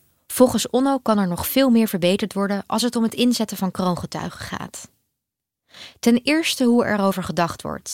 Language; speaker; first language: Dutch; native; Dutch